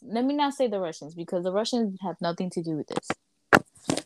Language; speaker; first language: English; early bilingual, other home language; Spanish